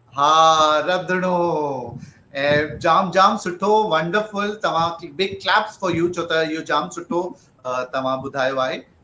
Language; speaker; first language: Sindhi; early bilingual, heritage; Sindhi